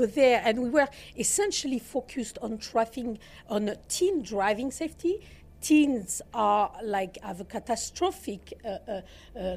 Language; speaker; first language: English; non-native, fluent; French